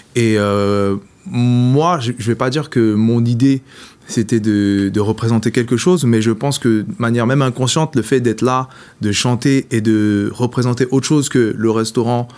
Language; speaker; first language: French; native; French